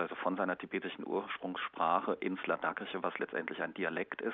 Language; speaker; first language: German; native; German